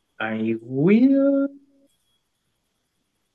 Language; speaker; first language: English; non-native, learner; Spanish